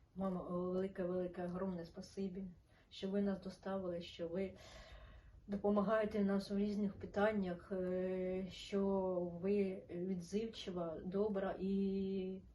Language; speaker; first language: Ukrainian; non-native, local second language; Russian